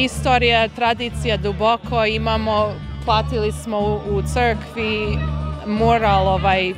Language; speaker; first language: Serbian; early bilingual, heritage; Serbian